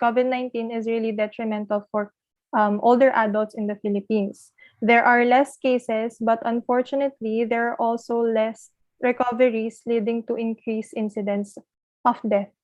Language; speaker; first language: English; non-native, local second language; Filipino